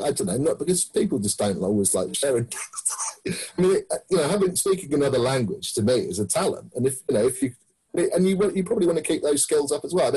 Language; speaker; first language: English; native; English